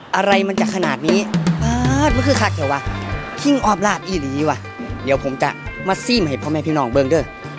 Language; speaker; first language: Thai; native; Thai